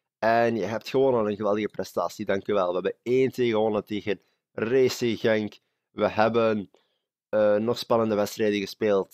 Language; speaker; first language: Dutch; native; Dutch